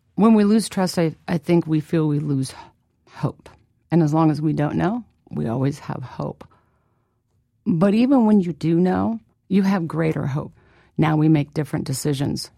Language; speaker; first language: English; native; English